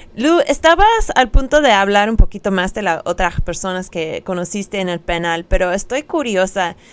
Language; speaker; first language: Spanish; non-native, fluent; English